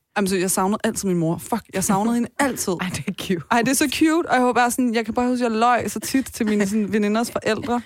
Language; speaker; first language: Danish; early bilingual, other home language; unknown